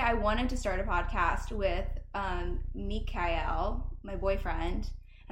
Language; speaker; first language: English; native; English